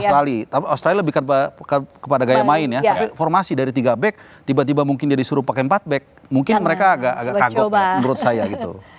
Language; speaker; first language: Indonesian; native; Indonesian